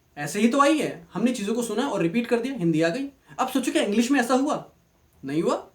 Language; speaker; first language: Hindi; native; Hindi